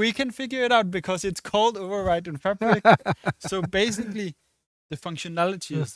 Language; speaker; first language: English; non-native, fluent; Danish